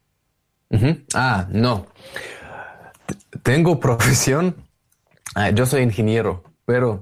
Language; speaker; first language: Spanish; non-native, learner; Russian